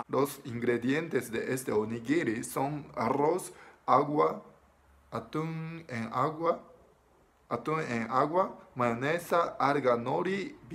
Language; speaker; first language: Spanish; non-native, learner; Japanese